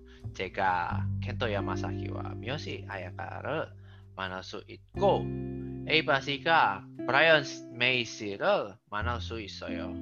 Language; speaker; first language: Korean; non-native, learner; Indonesian